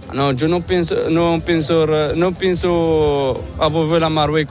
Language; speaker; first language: Spanish; non-native, learner; Arabic